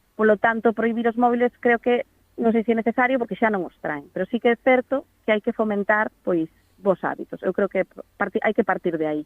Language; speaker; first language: Galician; native; Galician